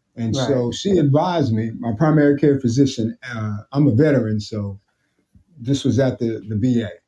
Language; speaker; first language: English; native; English